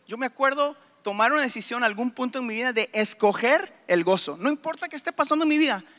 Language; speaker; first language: Spanish; native; Spanish